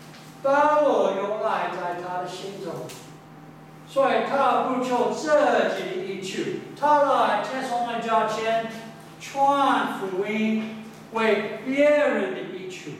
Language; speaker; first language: Chinese; non-native, learner; English